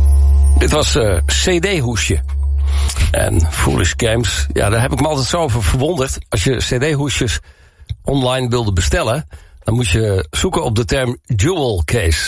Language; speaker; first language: Dutch; native; Dutch